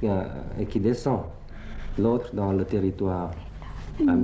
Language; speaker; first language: French; early bilingual, other home language; Thai